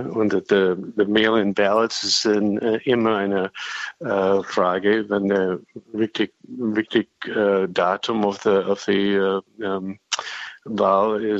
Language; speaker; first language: German; non-native, learner; English